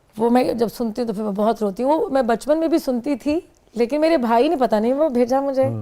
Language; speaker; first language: Urdu; non-native, local second language; Punjabi